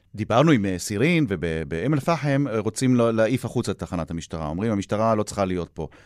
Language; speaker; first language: Hebrew; native; Hebrew